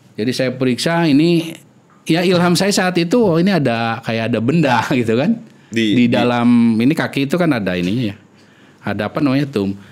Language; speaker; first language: Indonesian; non-native, local second language; Sundanese